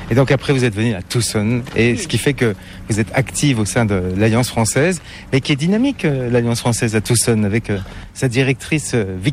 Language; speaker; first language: French; native; French